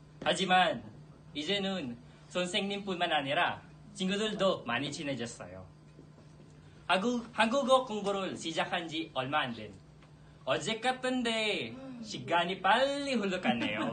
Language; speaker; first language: Korean; non-native, learner; Filipino